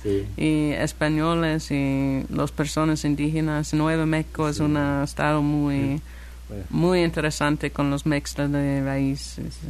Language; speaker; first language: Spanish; non-native, learner; English